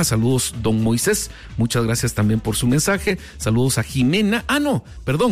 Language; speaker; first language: Spanish; native; Spanish